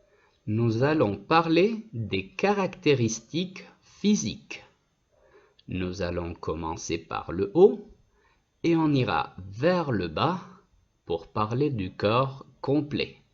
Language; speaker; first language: French; non-native, fluent; Spanish